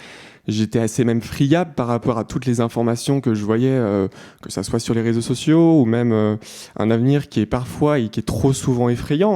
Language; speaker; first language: French; native; French